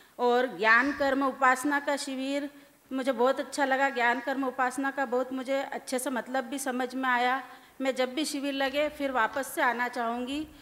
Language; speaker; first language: Hindi; native; Hindi